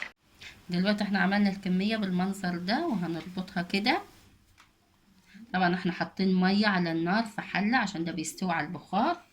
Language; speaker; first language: Arabic; native; Arabic